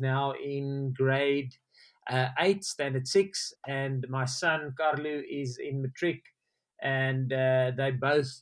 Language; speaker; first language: English; non-native, local second language; Afrikaans